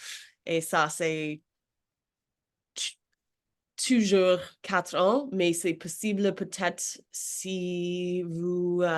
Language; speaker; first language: French; non-native, learner; English